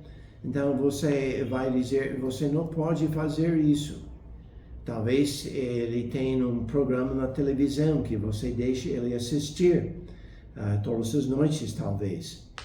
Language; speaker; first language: Portuguese; non-native, fluent; English